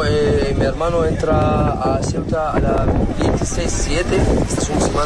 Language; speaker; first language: Spanish; non-native, learner; Arabic